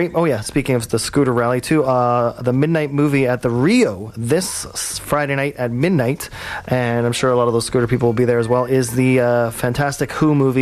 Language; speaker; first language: English; native; English